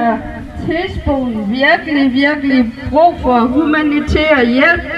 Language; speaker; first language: Danish; non-native, learner; Burmese